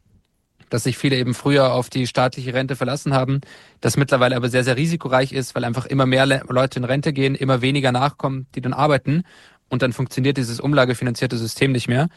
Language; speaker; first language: German; native; German